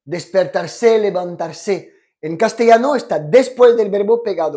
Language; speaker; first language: Spanish; non-native, fluent; French